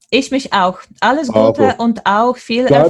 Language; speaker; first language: German; non-native, fluent; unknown